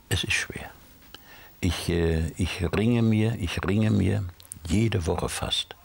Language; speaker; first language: German; native; German